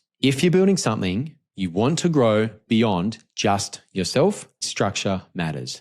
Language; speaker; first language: English; native; English